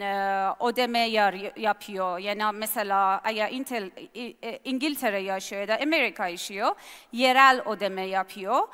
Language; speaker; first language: Turkish; non-native, learner; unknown